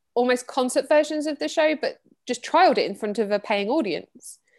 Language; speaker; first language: English; native; English